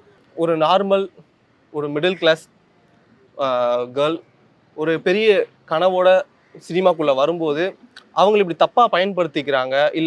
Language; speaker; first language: Tamil; native; Tamil